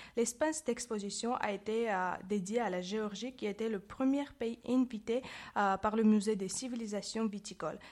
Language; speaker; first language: French; non-native, learner; Georgian